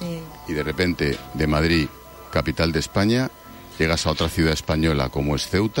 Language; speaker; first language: Spanish; native; Spanish